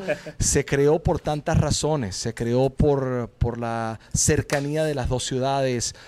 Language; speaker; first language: Spanish; native; Spanish